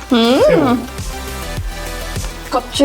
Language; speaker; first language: Korean; non-native, learner; Hungarian